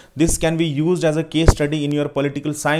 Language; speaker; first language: English; non-native, local second language; Marathi